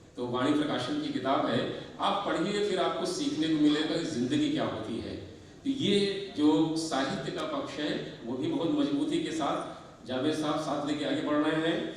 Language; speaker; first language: Hindi; native; Hindi